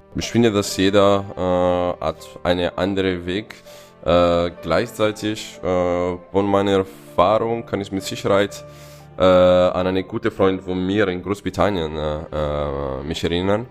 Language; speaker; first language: German; non-native, fluent; Italian